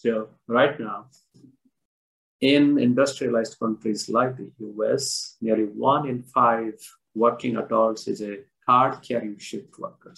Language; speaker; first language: English; non-native, local second language; Odia